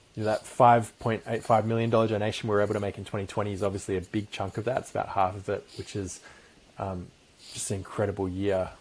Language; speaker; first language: English; native; English